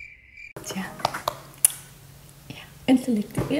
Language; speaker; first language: Dutch; early bilingual, other home language; Turkish